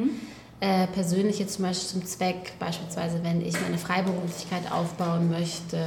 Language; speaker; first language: German; native; German